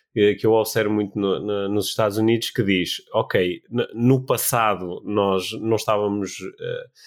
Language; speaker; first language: Portuguese; native; Portuguese